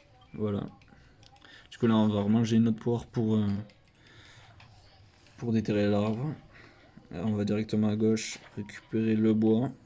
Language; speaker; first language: French; native; French